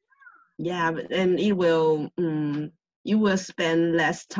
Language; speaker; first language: English; non-native, learner; Chinese